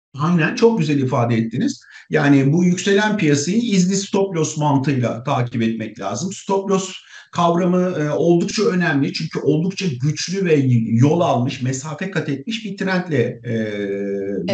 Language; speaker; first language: Turkish; native; Turkish